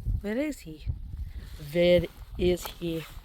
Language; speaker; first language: English; native; English